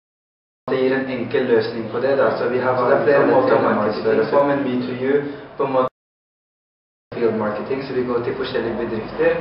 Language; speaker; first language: Norwegian; non-native, fluent; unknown